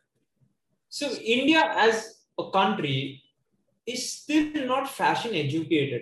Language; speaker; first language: English; non-native, local second language; Hindi